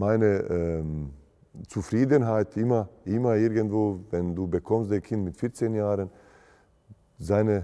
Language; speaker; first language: German; non-native, fluent; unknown